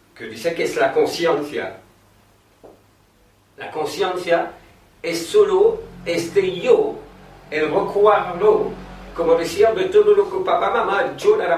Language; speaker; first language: Spanish; non-native, fluent; French